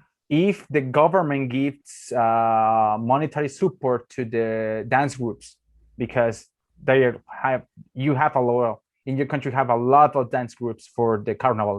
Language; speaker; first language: English; non-native, learner; Spanish